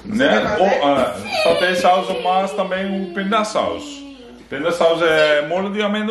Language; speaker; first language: Portuguese; non-native, learner; Dutch